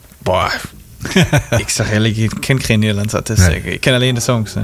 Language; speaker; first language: Dutch; non-native, fluent; German